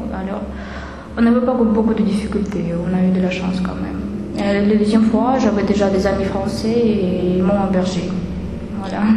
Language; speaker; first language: French; non-native, fluent; Russian